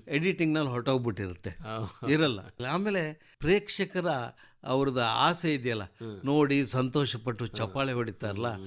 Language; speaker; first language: Kannada; native; Kannada